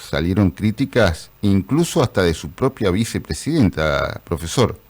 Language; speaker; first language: Spanish; native; Spanish